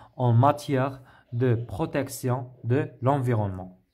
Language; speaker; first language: French; non-native, local second language; Arabic